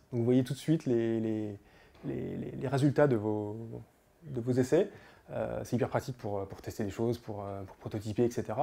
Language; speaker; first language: French; native; French